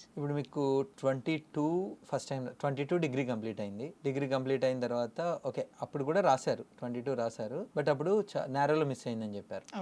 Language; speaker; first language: Telugu; native; Telugu